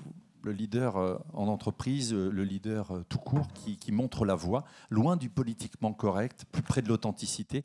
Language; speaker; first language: French; native; French